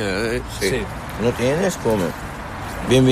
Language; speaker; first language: Spanish; non-native, learner; Arabic